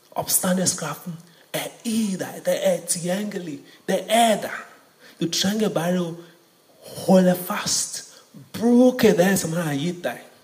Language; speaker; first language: Norwegian; non-native, fluent; Yoruba